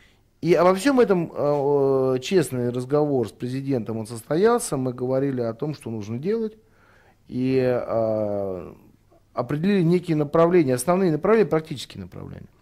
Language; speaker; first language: Russian; native; Russian